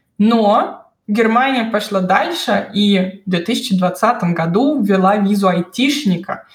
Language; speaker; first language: Russian; native; Russian